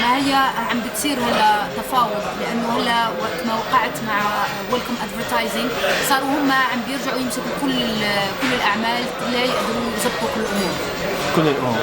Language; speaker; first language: Arabic; native; Arabic